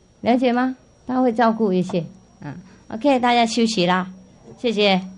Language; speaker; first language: Chinese; non-native, fluent; Vietnamese